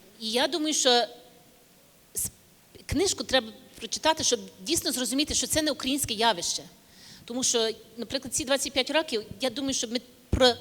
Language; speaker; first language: Ukrainian; early bilingual, heritage; English